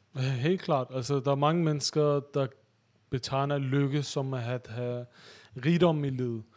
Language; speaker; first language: Danish; early bilingual, other home language; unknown